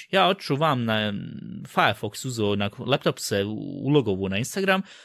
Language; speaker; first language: Bosnian; early bilingual, heritage; Bosnian